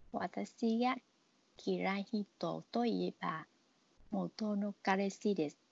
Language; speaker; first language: Japanese; non-native, learner; Vietnamese